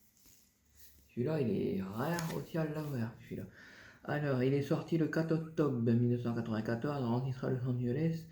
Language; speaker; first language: French; native; French